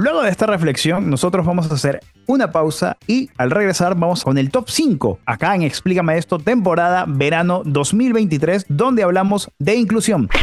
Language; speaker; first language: Spanish; native; Spanish